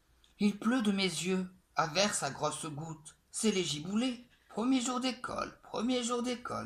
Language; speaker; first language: French; native; French